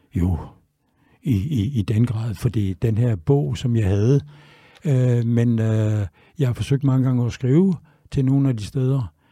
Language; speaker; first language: Danish; native; Danish